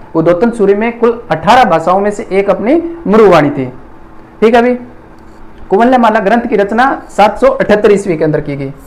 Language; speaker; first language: Hindi; native; Hindi